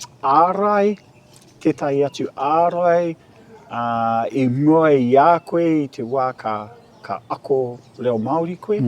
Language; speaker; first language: Māori; non-native, local second language; English